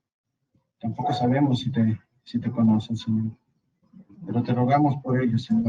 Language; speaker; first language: Spanish; native; Spanish